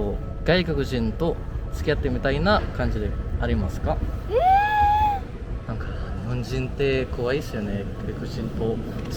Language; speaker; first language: Japanese; non-native, learner; Filipino